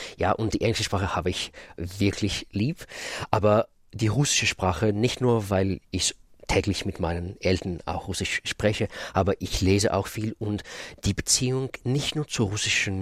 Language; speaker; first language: German; non-native, fluent; Russian